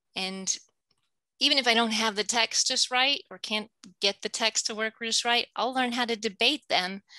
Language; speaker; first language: English; native; English